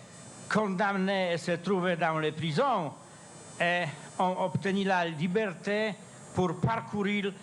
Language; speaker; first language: French; non-native, fluent; Polish